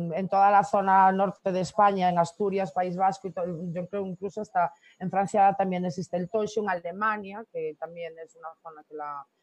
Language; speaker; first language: Spanish; native; Spanish